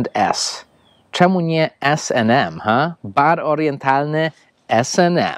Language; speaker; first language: Polish; non-native, fluent; English